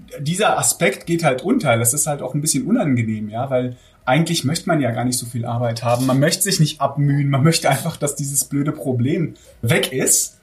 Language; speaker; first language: German; early bilingual, other home language; Armenian